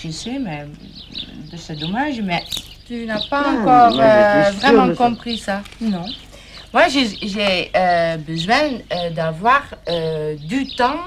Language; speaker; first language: French; non-native, fluent; German